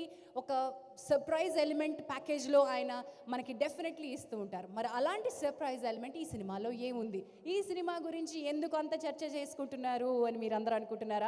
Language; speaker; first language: Telugu; native; Telugu